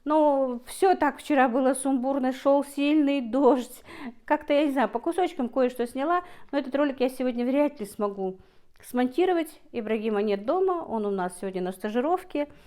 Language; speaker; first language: Russian; non-native, local second language; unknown